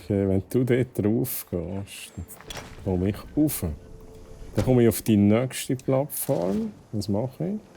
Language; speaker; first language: German; native; German